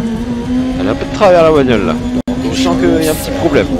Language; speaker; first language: French; native; French